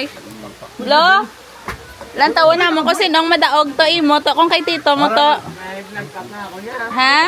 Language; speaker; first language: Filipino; non-native, local second language; Hiligaynon